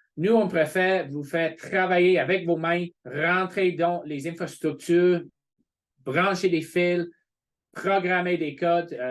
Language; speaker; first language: French; non-native, fluent; English